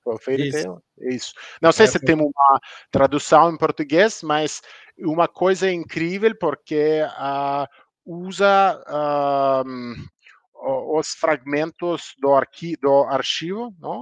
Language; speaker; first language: Portuguese; non-native, fluent; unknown